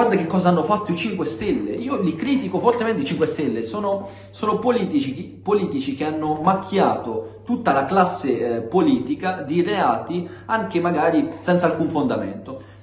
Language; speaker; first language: Italian; early bilingual, other home language; Arabic